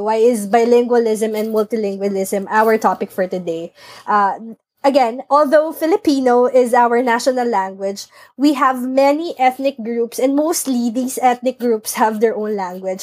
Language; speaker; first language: English; non-native, local second language; Filipino